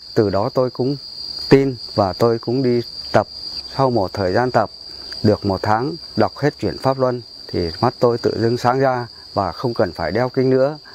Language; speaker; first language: Vietnamese; non-native, local second language; Tày